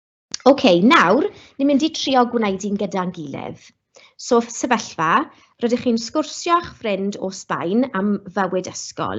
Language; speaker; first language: Welsh; non-native, local second language; English